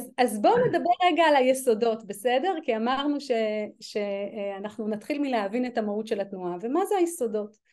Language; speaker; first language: Hebrew; native; Hebrew